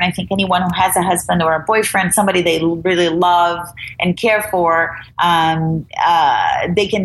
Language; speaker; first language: English; non-native, fluent; Portuguese